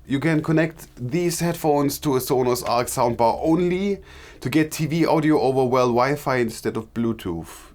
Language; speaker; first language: English; non-native, fluent; German